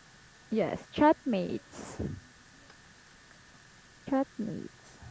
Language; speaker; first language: English; non-native, fluent; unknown